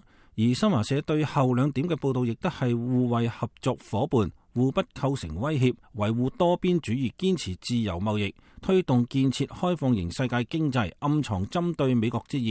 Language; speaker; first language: Chinese; native; Chinese